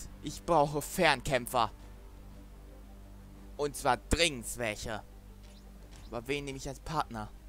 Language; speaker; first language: German; native; German